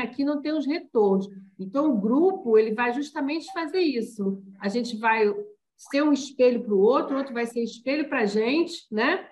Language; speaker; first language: Portuguese; native; Portuguese